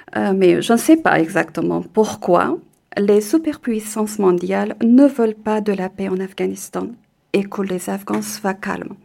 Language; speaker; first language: French; non-native, fluent; Persian